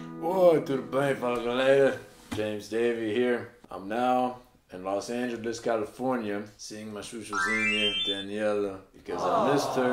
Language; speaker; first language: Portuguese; non-native, fluent; English